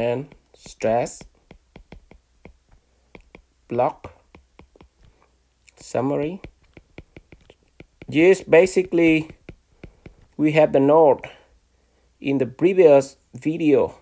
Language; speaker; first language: English; non-native, fluent; Vietnamese